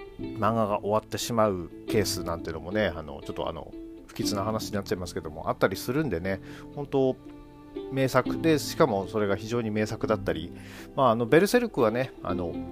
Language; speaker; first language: Japanese; native; Japanese